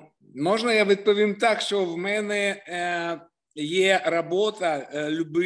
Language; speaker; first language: Ukrainian; non-native, local second language; Russian